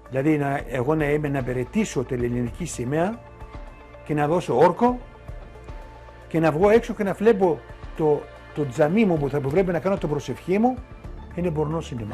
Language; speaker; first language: Greek; non-native, local second language; Turkish